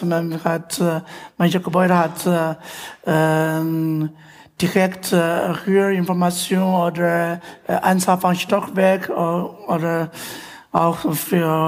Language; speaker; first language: German; non-native, fluent; Chinese